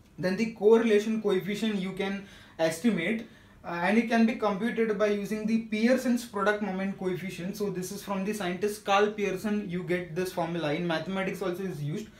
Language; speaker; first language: English; non-native, local second language; Marathi